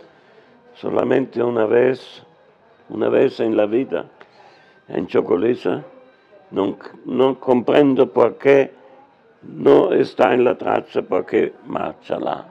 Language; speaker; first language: Spanish; non-native, learner; German